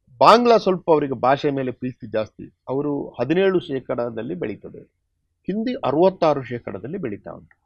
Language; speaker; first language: Kannada; non-native, local second language; Tulu